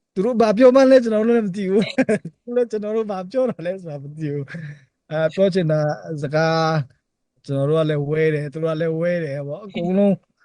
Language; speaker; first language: Burmese; non-native, local second language; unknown